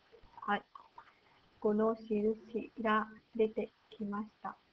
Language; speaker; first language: Japanese; non-native, learner; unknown